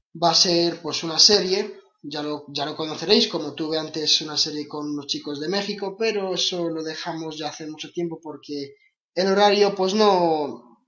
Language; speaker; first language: Spanish; native; Spanish